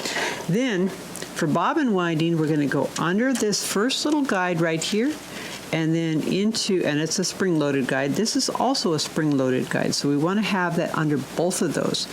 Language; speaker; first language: English; native; English